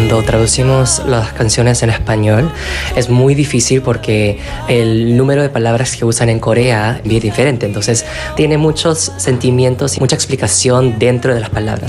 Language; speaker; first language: Spanish; non-native, fluent; Korean